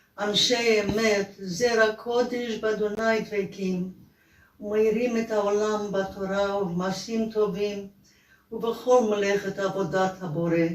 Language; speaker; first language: Hebrew; non-native, fluent; Yiddish